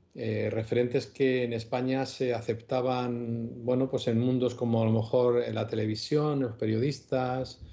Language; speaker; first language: Spanish; native; Spanish